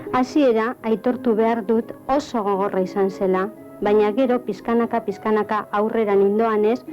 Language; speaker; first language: Basque; early bilingual, other home language; Galician